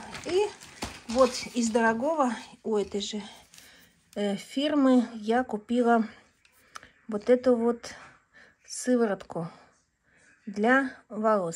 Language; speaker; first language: Russian; native; Russian